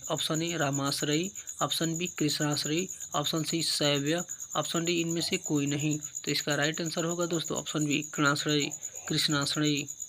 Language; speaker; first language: Hindi; native; Hindi